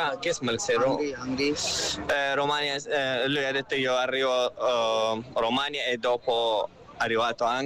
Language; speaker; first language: Italian; non-native, learner; Urdu